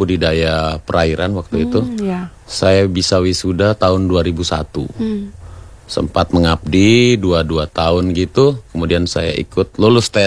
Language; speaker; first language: Indonesian; native; Indonesian